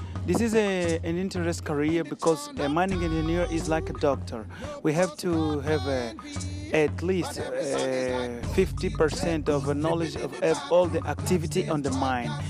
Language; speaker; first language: English; non-native, learner; Portuguese